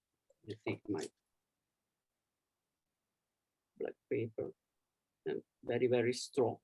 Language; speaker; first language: English; non-native, learner; Italian